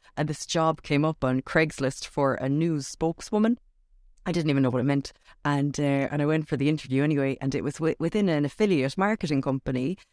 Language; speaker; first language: English; native; English